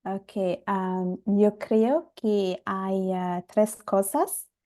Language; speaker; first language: Spanish; non-native, learner; Bangla